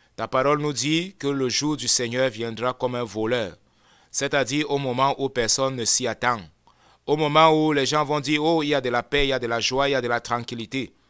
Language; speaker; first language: French; non-native, local second language; Lingala